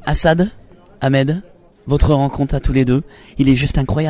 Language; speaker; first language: French; native; French